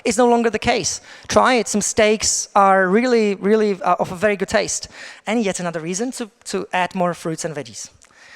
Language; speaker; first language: English; non-native, fluent; Czech